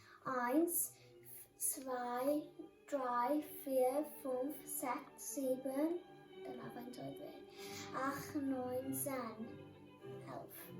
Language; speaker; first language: Welsh; non-native, local second language; English